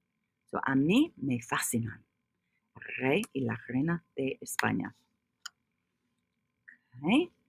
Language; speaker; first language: Spanish; non-native, fluent; English